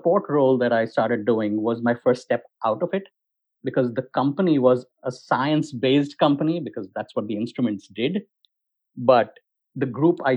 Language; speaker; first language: English; non-native, local second language; Hindi